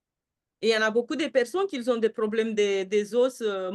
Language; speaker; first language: French; non-native, fluent; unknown